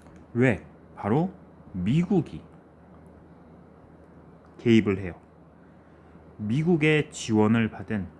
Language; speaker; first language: Korean; native; Korean